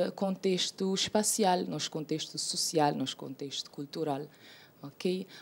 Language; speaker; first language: Portuguese; non-native, local second language; Kabuverdianu